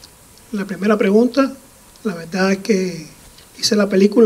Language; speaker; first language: Spanish; native; Spanish